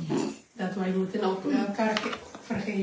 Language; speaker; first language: Dutch; non-native, learner; Indonesian